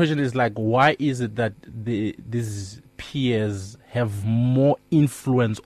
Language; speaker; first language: English; non-native, local second language; Northern Sotho